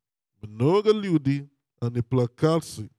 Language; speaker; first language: Russian; non-native, learner; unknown